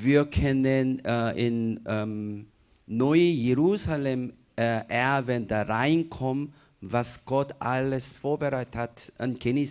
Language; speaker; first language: German; non-native, fluent; Korean